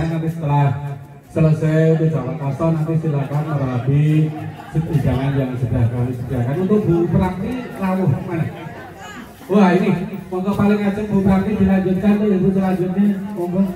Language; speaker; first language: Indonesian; non-native, local second language; Javanese